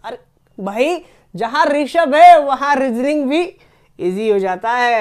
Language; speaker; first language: Hindi; non-native, local second language; Marathi